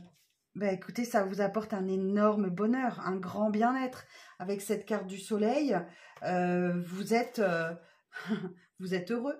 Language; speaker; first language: French; native; French